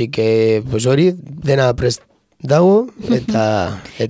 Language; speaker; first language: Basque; non-native, local second language; Spanish